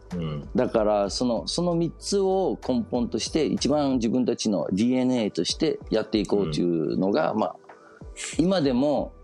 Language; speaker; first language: Japanese; early bilingual, heritage; Danish